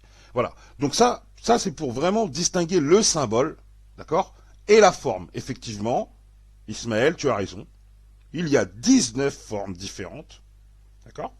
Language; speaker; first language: French; native; French